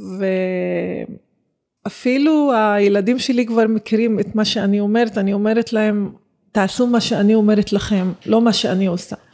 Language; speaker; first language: Hebrew; non-native, local second language; Arabic